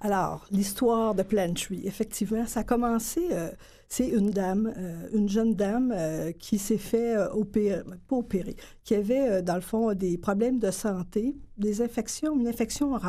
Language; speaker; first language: French; native; French